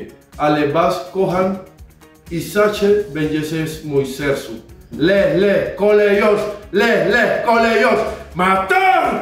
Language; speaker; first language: Polish; non-native, learner; Spanish